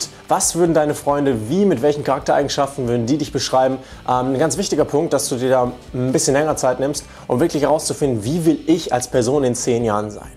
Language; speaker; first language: German; native; German